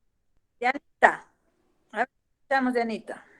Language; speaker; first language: Spanish; native; Spanish